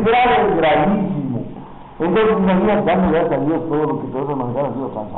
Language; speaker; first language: Spanish; native; Spanish